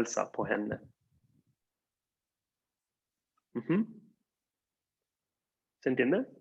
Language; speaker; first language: Swedish; non-native, fluent; Spanish